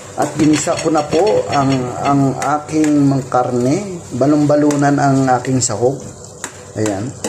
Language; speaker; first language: Filipino; non-native, local second language; Cebuano